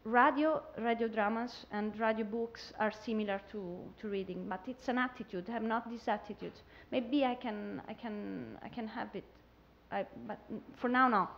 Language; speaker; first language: English; non-native, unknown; Italian